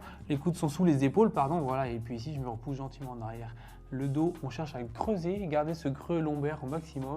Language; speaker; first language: French; native; French